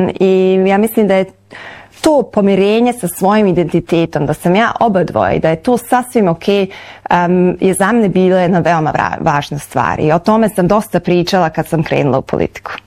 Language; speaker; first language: Bosnian; early bilingual, heritage; Bosnian